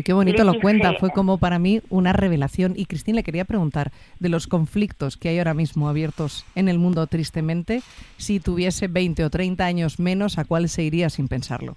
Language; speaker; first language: Spanish; native; Spanish